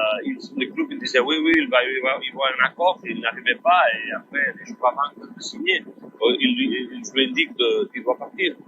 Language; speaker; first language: French; non-native, fluent; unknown